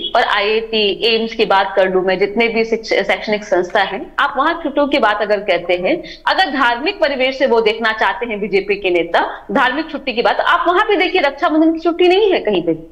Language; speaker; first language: Hindi; native; Hindi